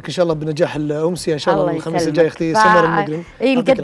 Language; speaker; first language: Arabic; native; Arabic